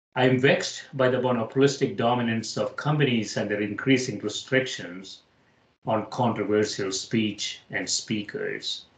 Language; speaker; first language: English; non-native, local second language; Malayalam